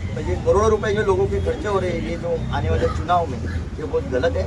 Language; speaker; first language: Hindi; non-native, local second language; Marathi